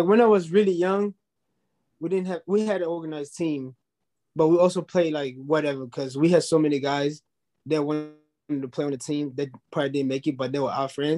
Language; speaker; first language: English; non-native, local second language; Zulu